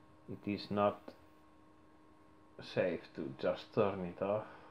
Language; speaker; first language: English; non-native, fluent; Finnish